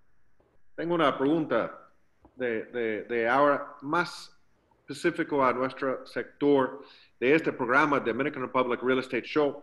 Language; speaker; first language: Spanish; non-native, learner; English